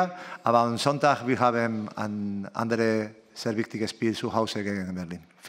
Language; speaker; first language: German; non-native, learner; Spanish